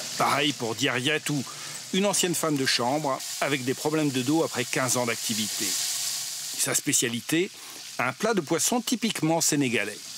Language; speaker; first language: French; native; French